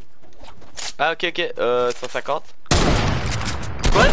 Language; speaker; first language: French; native; French